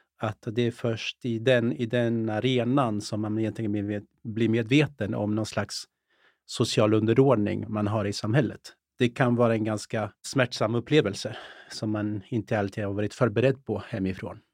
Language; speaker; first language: Swedish; early bilingual, other home language; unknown